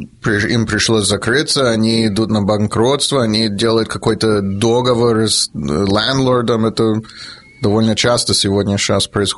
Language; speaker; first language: Russian; early bilingual, heritage; Russian